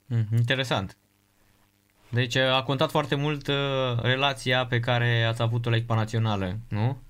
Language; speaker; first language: Romanian; native; Romanian